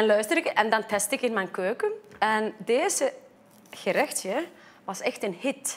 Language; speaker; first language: Dutch; non-native, fluent; Icelandic